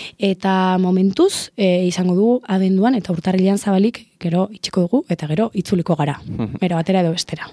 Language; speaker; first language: Basque; non-native, local second language; Spanish